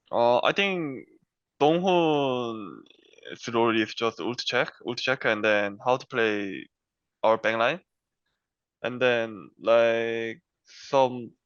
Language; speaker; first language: English; non-native, learner; Korean